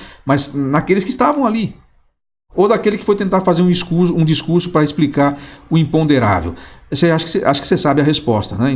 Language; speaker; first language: Portuguese; native; Portuguese